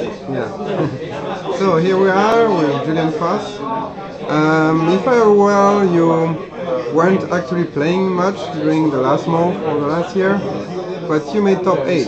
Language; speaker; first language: English; non-native, fluent; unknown